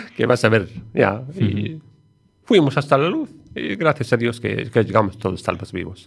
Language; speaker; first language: Spanish; non-native, fluent; Arabic